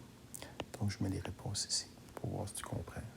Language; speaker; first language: French; native; French